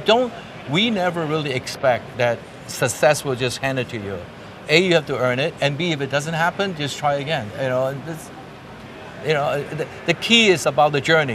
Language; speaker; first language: English; non-native, local second language; Cantonese